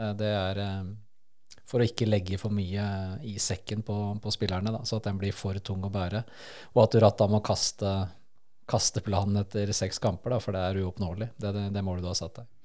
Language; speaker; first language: Norwegian; early bilingual, other home language; Spanish